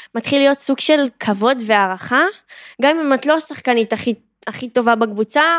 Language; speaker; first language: Hebrew; native; Hebrew